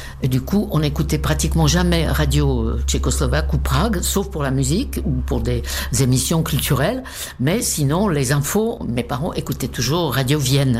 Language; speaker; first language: French; non-native, fluent; Czech